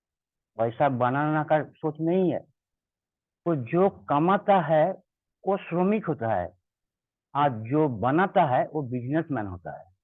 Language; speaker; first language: Hindi; non-native, local second language; Bangla